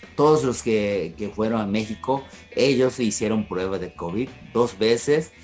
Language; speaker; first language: Spanish; non-native, fluent; Japanese